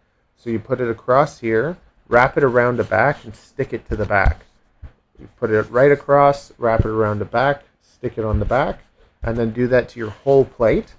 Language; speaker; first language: English; native; English